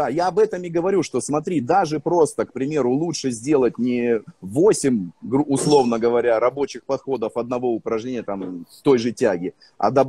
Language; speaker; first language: Russian; native; Russian